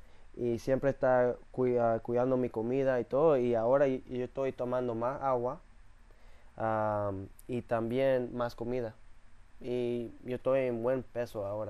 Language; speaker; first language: Spanish; early bilingual, heritage; English